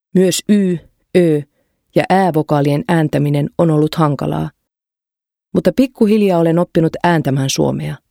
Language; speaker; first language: Finnish; non-native, fluent; Persian